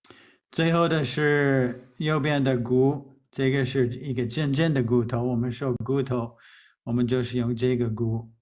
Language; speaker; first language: Chinese; non-native, fluent; English